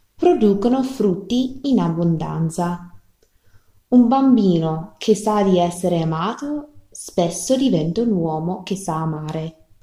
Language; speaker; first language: Italian; non-native, fluent; English